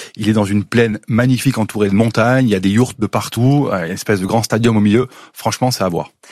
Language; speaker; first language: French; native; French